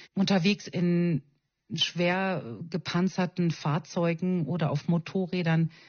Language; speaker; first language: German; native; German